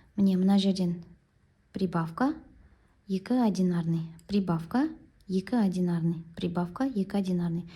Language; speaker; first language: Russian; non-native, local second language; Kazakh